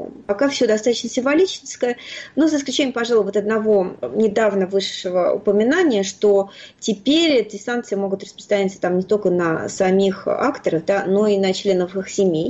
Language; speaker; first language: Russian; native; Russian